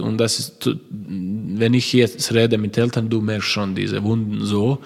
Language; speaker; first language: German; non-native, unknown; Croatian